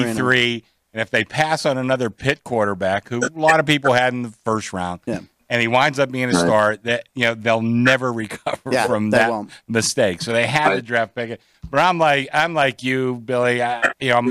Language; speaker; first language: English; native; English